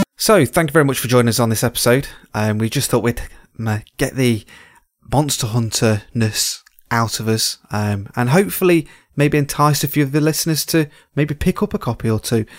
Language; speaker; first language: English; native; English